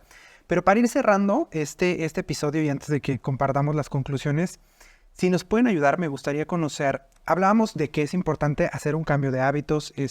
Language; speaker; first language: Spanish; native; Spanish